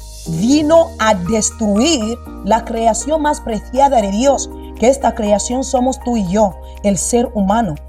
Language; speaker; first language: Spanish; non-native, local second language; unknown